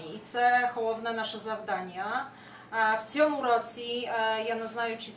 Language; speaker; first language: Ukrainian; non-native, fluent; Polish